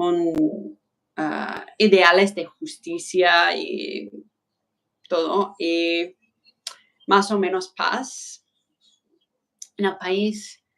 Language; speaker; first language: Spanish; non-native, fluent; English